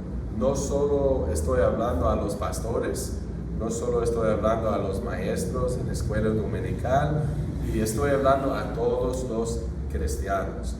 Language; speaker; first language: Spanish; non-native, fluent; English